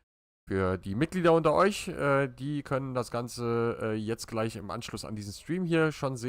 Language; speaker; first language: German; native; German